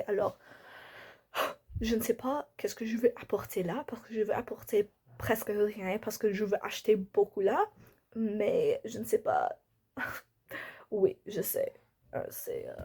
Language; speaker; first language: French; non-native, learner; English